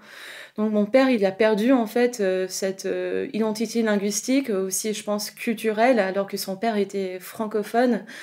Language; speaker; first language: French; non-native, fluent; English